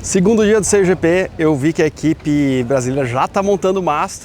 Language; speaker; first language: Portuguese; native; Portuguese